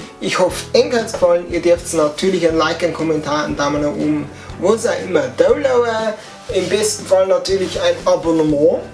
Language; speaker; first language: German; native; German